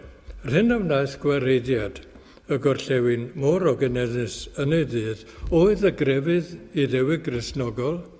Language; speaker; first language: Welsh; native; Welsh